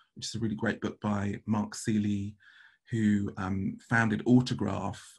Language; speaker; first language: English; native; English